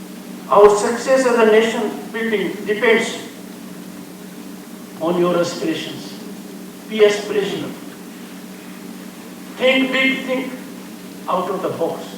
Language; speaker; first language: English; non-native, local second language; Hindi